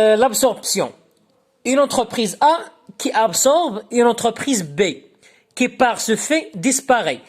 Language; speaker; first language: French; non-native, local second language; Arabic